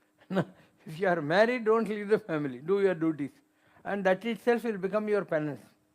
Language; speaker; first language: English; non-native, local second language; Tamil